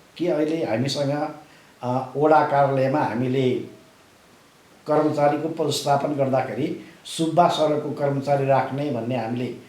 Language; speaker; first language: Nepali; native; Nepali